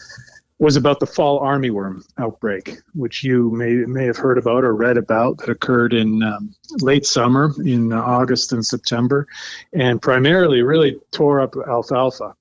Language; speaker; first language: English; native; English